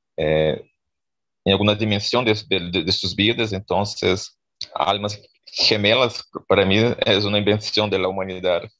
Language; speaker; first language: Spanish; non-native, fluent; Portuguese